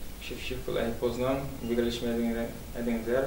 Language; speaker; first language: Polish; non-native, learner; Portuguese